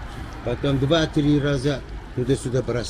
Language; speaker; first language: Russian; non-native, learner; Uzbek